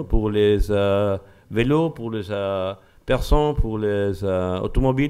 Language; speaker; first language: French; non-native, learner; Spanish